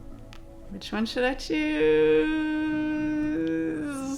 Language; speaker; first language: English; native; English